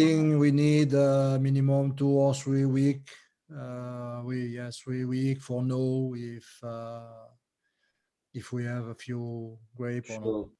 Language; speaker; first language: English; non-native, learner; French